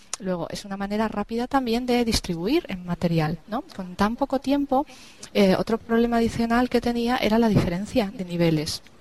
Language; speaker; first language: Spanish; native; Spanish